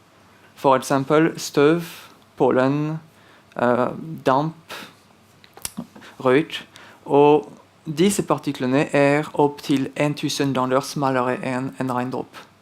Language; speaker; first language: Norwegian; non-native, fluent; French